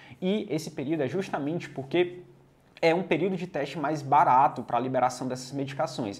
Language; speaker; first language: Portuguese; native; Portuguese